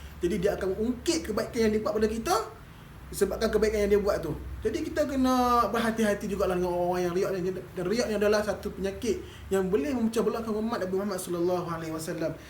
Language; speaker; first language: Malay; native; Malay